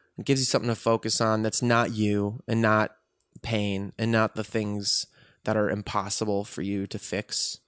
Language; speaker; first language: English; native; English